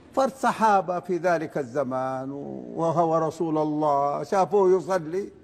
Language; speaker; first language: Arabic; non-native, fluent; Wolof